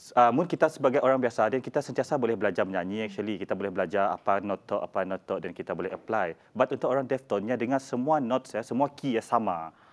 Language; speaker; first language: Malay; native; Malay